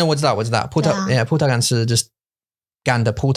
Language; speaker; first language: Chinese; non-native, learner; English